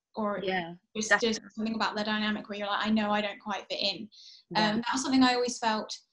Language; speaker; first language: English; early bilingual, heritage; English